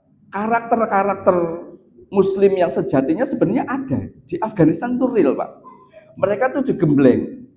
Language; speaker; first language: Indonesian; native; Indonesian